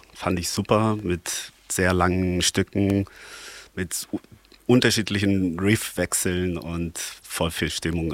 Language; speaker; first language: German; non-native, fluent; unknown